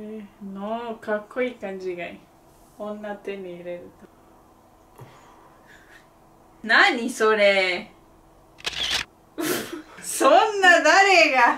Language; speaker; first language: Japanese; non-native, fluent; Spanish